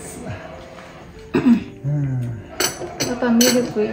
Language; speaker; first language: Japanese; non-native, learner; Vietnamese